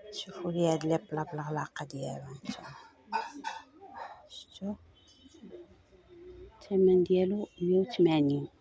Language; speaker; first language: Arabic; native; Arabic